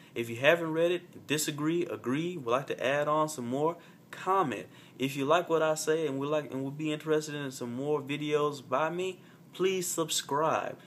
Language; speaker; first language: English; native; English